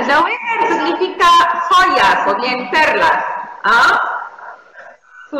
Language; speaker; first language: Spanish; non-native, fluent; Arabic